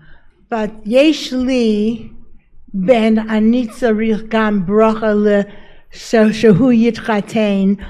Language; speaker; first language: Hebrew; non-native, learner; English